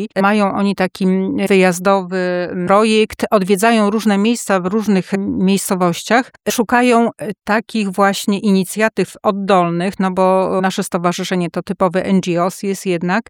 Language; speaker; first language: Polish; native; Polish